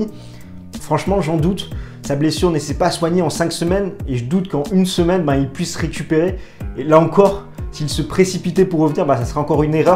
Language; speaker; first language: French; native; French